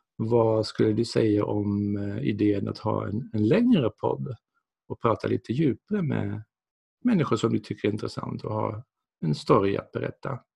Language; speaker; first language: Swedish; non-native, fluent; Dutch